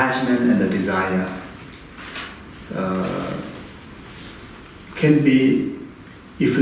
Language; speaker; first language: English; non-native, fluent; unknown